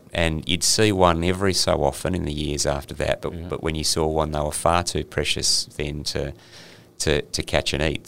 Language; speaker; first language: English; native; English